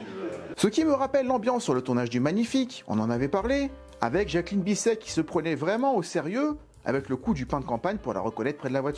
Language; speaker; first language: French; native; French